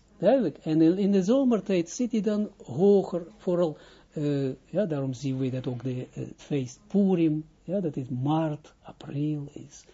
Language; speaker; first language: Dutch; non-native, fluent; Hebrew